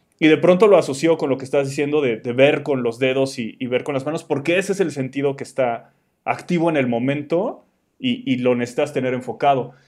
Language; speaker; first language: Spanish; native; Spanish